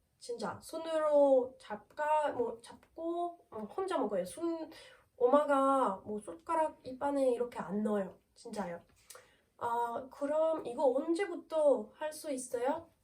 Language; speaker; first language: Korean; non-native, learner; French